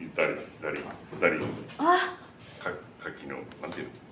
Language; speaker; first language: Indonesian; non-native, learner; Japanese